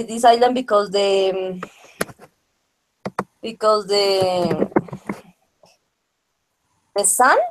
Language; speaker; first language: English; non-native, learner; Spanish